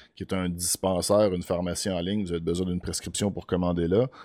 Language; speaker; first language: French; native; French